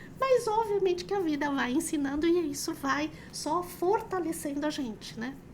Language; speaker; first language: Portuguese; early bilingual, other home language; Chinese